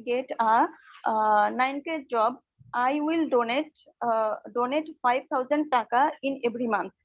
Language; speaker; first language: English; non-native, learner; Bangla